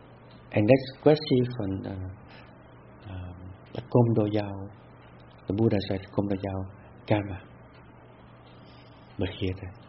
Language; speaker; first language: Dutch; non-native, fluent; Vietnamese